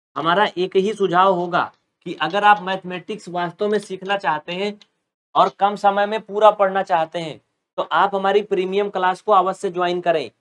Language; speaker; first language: Hindi; native; Hindi